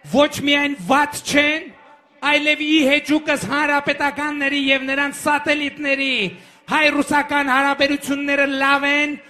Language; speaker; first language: Armenian; native; Armenian